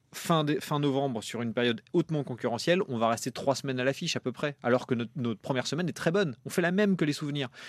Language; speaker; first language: French; native; French